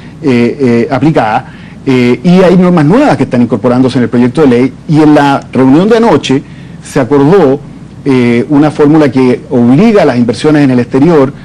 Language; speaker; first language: Spanish; native; Spanish